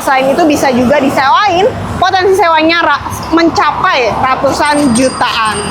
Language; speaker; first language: Indonesian; native; Indonesian